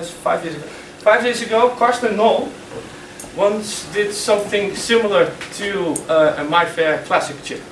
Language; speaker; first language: English; non-native, fluent; Dutch